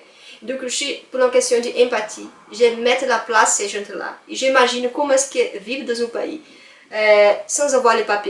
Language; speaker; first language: French; non-native, fluent; Portuguese